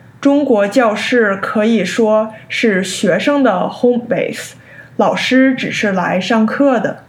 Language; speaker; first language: Chinese; early bilingual, heritage; Chinese